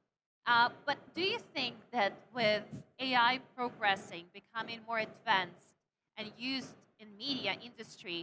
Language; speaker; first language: English; non-native, fluent; Ukrainian